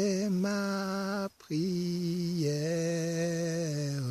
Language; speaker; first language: French; native; French